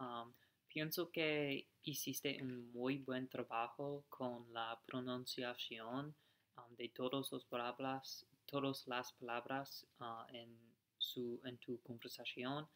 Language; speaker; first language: Spanish; non-native, learner; English